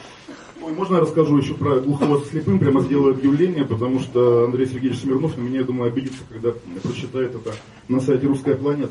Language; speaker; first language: Russian; native; Russian